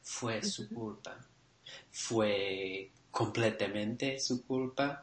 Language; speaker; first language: Spanish; non-native, learner; English